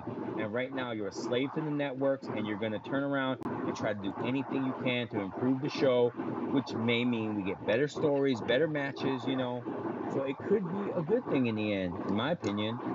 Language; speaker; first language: English; native; English